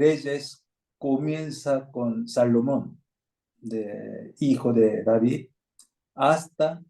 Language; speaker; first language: Spanish; non-native, fluent; Korean